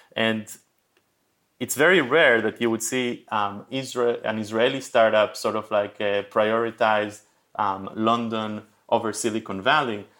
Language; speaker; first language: English; early bilingual, other home language; Spanish